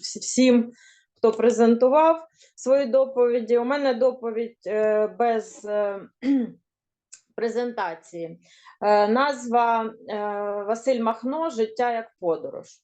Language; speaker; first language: Ukrainian; native; Ukrainian